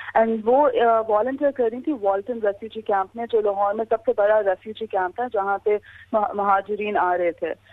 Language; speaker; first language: Urdu; native; Urdu